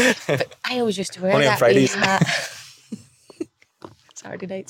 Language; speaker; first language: English; native; English